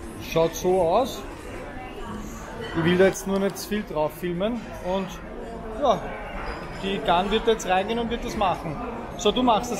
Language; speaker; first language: German; native; German